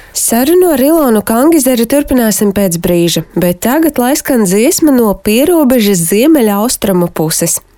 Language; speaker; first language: Latvian; native; Latvian